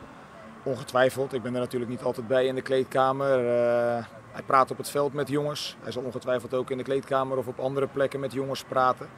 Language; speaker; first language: Dutch; native; Dutch